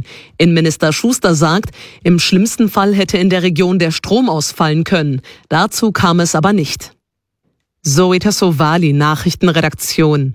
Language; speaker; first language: German; native; German